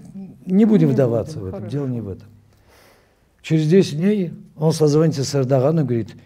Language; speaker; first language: Russian; non-native, local second language; Armenian